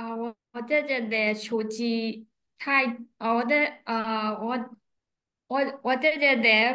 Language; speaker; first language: Chinese; non-native, learner; Thai